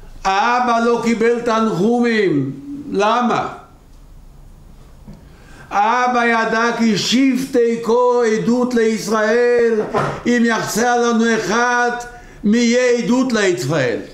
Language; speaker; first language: Hebrew; non-native, local second language; Yiddish